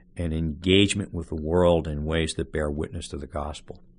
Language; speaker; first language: English; native; English